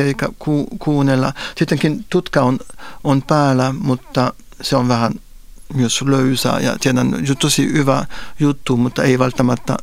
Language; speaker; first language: Finnish; non-native, fluent; French